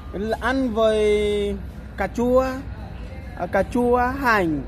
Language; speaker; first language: Vietnamese; non-native, learner; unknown